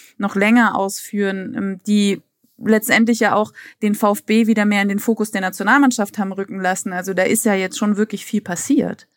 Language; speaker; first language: German; native; German